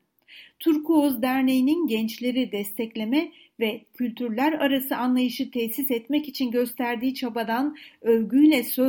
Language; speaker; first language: Turkish; native; Turkish